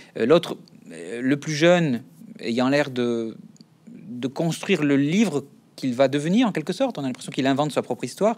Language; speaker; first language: French; native; French